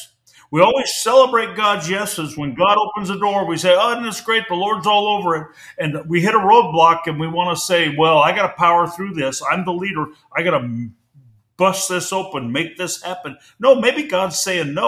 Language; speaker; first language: English; native; English